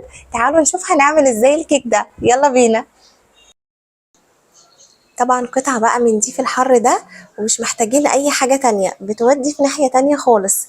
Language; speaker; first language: Arabic; native; Arabic